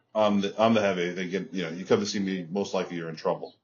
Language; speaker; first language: English; native; English